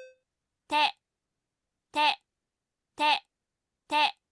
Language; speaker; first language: Japanese; non-native, learner; Filipino